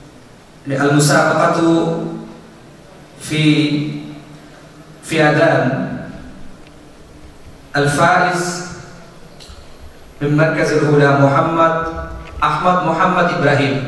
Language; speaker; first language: Arabic; non-native, learner; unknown